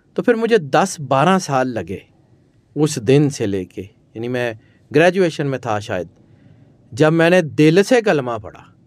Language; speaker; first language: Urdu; non-native, local second language; Punjabi